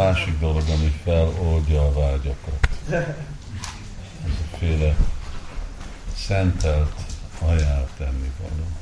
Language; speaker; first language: Hungarian; early bilingual, heritage; Hungarian